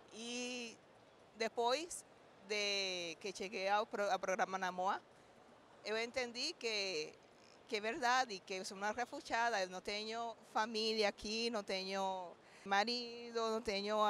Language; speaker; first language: Portuguese; non-native, learner; Spanish